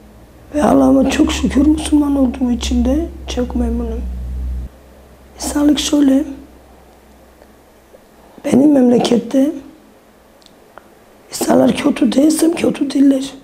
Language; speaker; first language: Turkish; non-native, fluent; Armenian